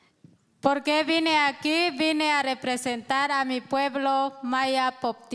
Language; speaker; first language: Spanish; non-native, local second language; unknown